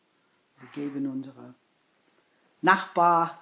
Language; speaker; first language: German; non-native, fluent; English